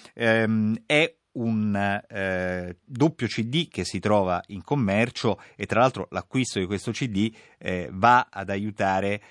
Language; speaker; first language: Italian; native; Italian